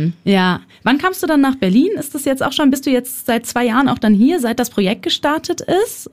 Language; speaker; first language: German; native; German